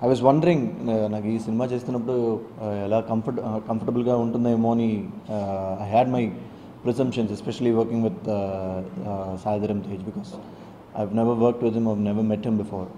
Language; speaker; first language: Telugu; non-native, learner; Tamil